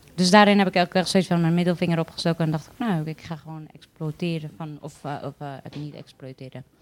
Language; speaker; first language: Dutch; early bilingual, other home language; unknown